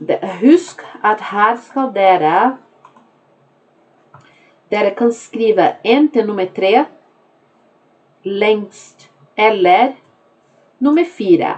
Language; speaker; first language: Norwegian; non-native, fluent; Portuguese